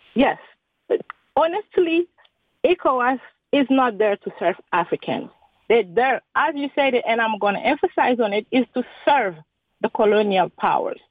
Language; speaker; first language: English; non-native, fluent; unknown